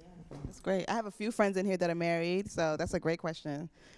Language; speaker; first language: English; native; English